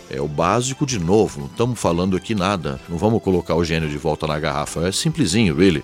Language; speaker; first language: Portuguese; early bilingual, heritage; Portuguese